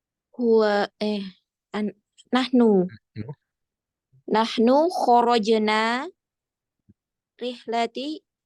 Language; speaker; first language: Arabic; non-native, learner; Indonesian